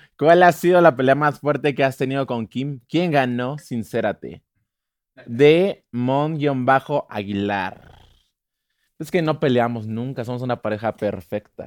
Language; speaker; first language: Spanish; native; Spanish